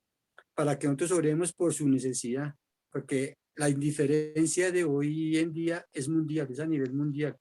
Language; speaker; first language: Spanish; native; Spanish